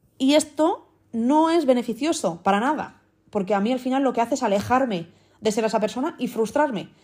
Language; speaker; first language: Spanish; early bilingual, other home language; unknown